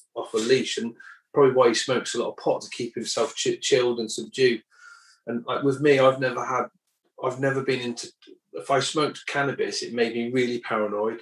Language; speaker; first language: English; native; English